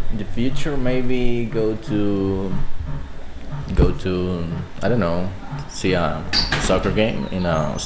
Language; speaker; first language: English; non-native, learner; Spanish